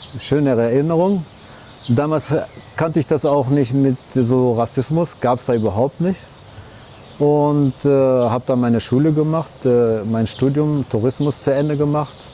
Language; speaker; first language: German; early bilingual, other home language; Arabic